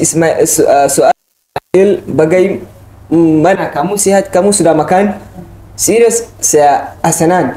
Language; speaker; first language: Indonesian; non-native, learner; Hausa